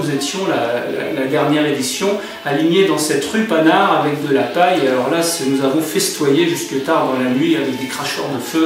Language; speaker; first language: French; native; French